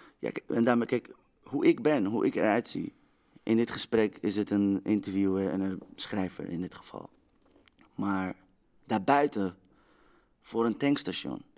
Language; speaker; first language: Dutch; early bilingual, other home language; Persian